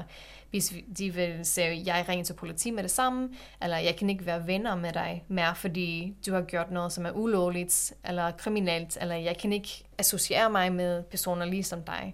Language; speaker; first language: Danish; non-native, fluent; English